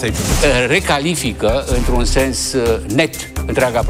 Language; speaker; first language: Romanian; native; Romanian